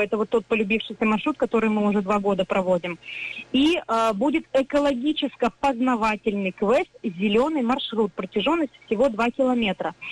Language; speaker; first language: Russian; native; Russian